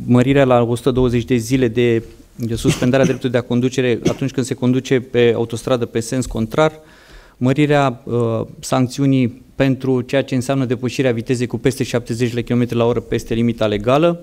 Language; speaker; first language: Romanian; native; Romanian